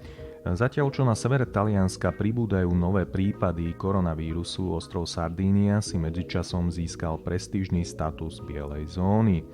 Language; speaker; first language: Slovak; native; Slovak